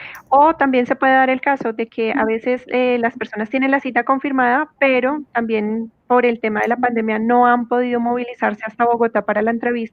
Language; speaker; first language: Spanish; native; Spanish